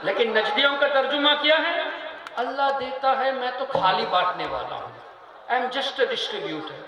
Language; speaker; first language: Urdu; non-native, fluent; Tamil